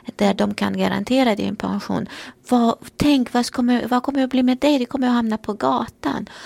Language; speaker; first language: Swedish; non-native, fluent; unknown